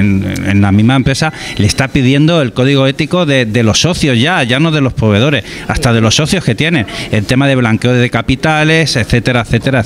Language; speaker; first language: Spanish; native; Spanish